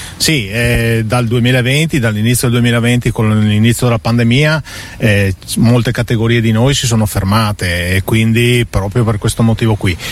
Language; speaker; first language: Italian; native; Italian